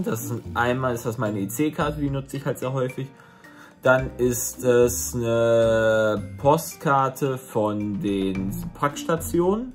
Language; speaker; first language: German; native; German